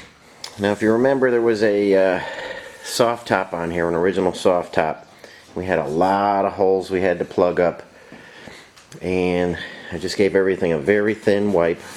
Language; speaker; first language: English; native; English